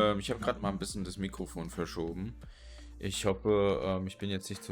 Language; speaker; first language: German; native; German